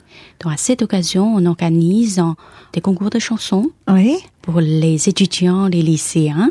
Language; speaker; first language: French; non-native, fluent; Chinese